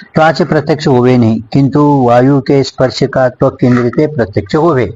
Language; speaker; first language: Hindi; non-native, local second language; Kannada